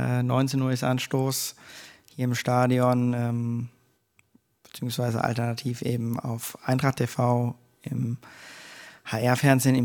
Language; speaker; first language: German; native; German